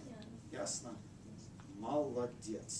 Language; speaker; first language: Russian; non-native, fluent; English